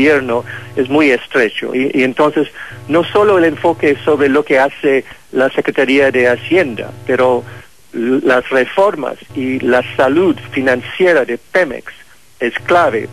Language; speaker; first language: Spanish; non-native, fluent; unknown